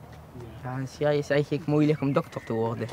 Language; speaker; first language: Dutch; early bilingual, other home language; Arabic